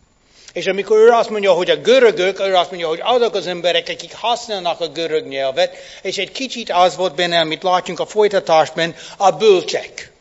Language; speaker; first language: Hungarian; non-native, fluent; English